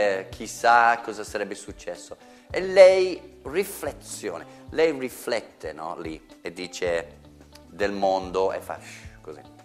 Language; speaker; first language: Italian; non-native, fluent; English